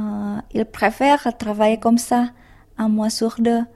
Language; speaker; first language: French; non-native, learner; Indonesian